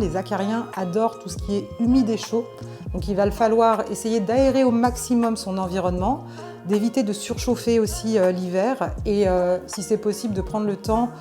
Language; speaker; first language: French; native; French